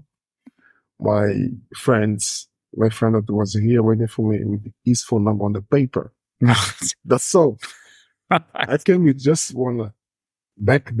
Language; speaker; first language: English; non-native, fluent; Portuguese